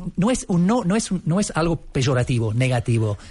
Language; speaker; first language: Spanish; non-native, fluent; English